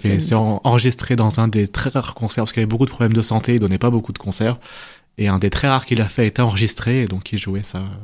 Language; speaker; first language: French; native; French